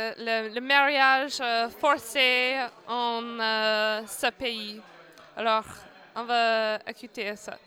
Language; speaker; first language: French; non-native, fluent; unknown